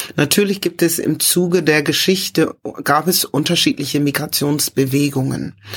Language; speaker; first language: German; early bilingual, other home language; English